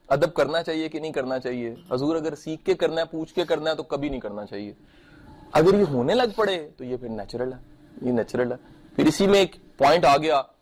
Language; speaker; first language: Urdu; native; Urdu